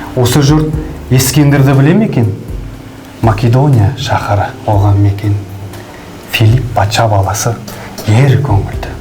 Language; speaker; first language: Kazakh; non-native, local second language; Russian